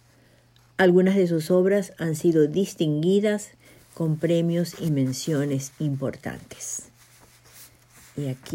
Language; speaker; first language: Spanish; native; Spanish